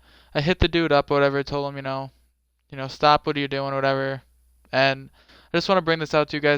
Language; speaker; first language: English; native; English